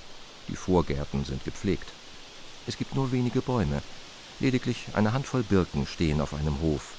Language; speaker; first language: German; native; German